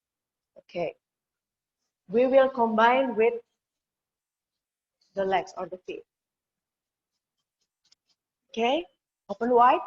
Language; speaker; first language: English; non-native, learner; Indonesian